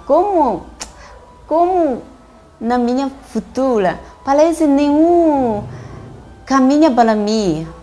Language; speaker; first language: Portuguese; non-native, learner; Chinese